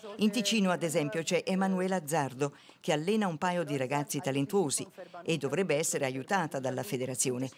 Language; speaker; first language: Italian; native; Italian